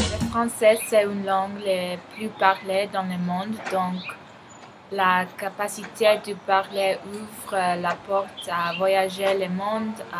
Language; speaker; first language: French; non-native, learner; Spanish